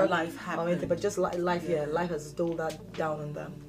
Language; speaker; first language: English; non-native, local second language; Yoruba